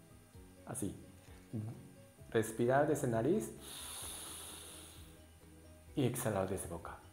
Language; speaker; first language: Spanish; non-native, learner; Japanese